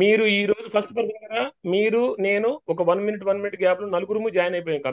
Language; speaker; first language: Telugu; native; Telugu